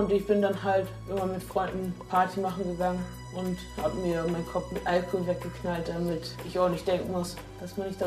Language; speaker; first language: German; native; German